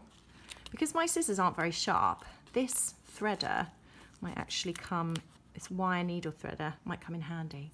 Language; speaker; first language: English; native; English